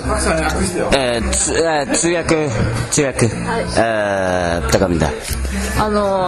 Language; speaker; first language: Korean; non-native, learner; Japanese